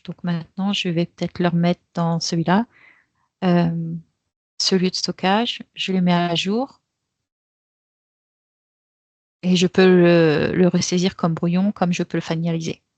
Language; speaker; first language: French; native; French